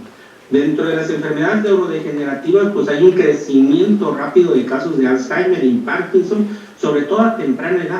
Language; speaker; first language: Spanish; native; Spanish